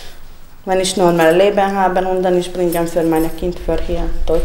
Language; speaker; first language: German; non-native, learner; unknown